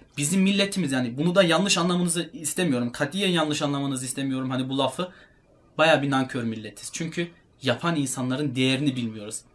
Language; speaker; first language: Turkish; early bilingual, heritage; Turkish